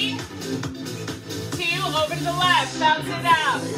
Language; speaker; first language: English; native; English